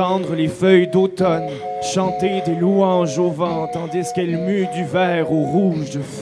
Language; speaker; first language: French; native; French